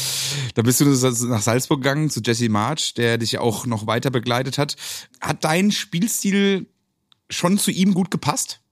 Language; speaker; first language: German; native; German